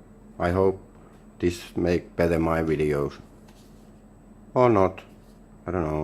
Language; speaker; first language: English; non-native, learner; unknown